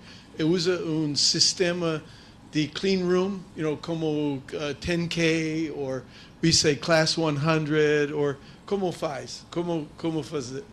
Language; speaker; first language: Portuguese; non-native, learner; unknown